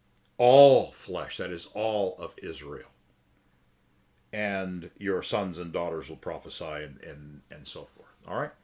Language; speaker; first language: English; native; English